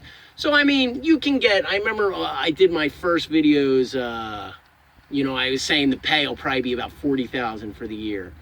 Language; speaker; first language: English; native; English